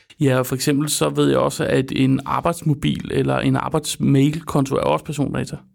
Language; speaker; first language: Danish; native; Danish